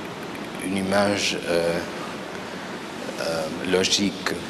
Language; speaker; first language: French; non-native, fluent; Spanish